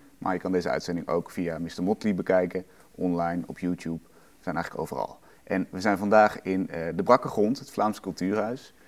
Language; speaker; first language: Dutch; native; Dutch